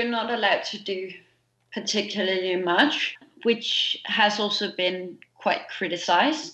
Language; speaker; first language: English; non-native, fluent; Danish